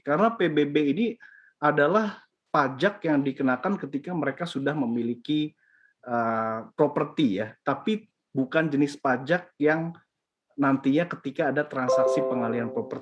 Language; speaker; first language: Indonesian; native; Indonesian